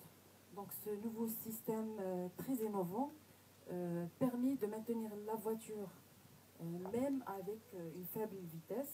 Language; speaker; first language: French; non-native, local second language; Arabic